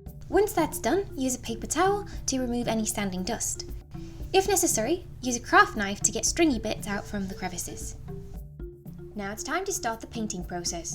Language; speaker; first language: English; native; English